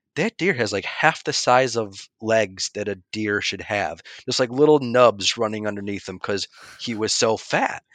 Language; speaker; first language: English; native; English